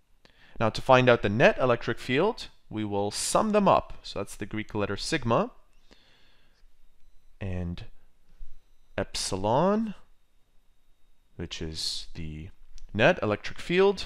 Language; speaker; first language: English; native; English